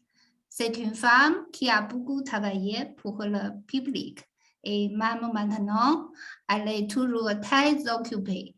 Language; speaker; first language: French; non-native, fluent; Chinese